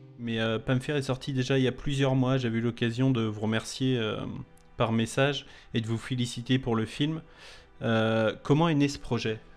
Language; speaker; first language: French; native; French